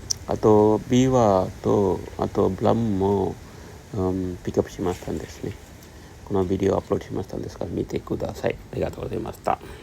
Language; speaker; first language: Japanese; non-native, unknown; Tamil